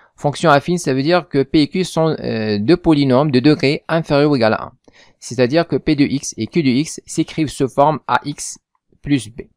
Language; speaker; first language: French; non-native, local second language; Arabic